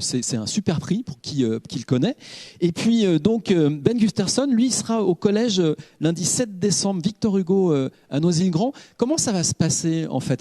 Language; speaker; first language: French; native; French